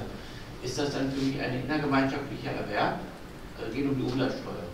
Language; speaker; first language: German; native; German